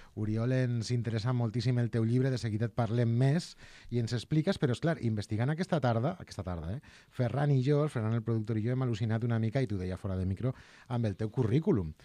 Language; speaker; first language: Catalan; native; Catalan